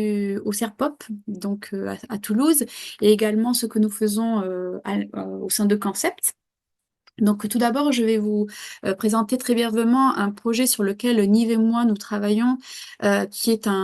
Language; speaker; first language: French; native; French